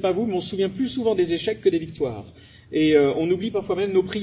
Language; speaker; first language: French; native; French